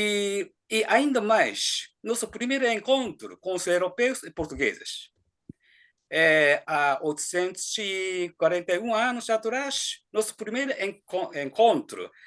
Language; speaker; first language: Portuguese; non-native, fluent; Japanese